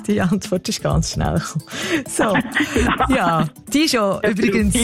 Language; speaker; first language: German; native; German